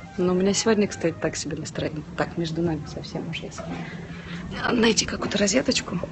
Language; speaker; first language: Russian; non-native, local second language; Ukrainian